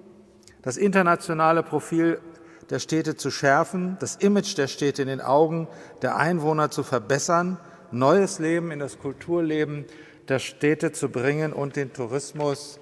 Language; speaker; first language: German; native; German